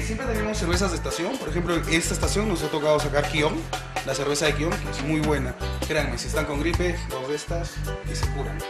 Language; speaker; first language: Spanish; native; Spanish